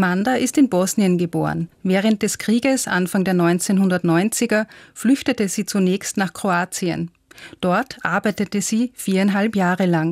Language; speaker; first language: German; native; German